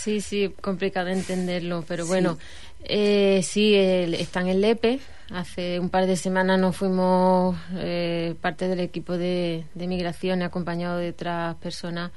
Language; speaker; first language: Spanish; native; Spanish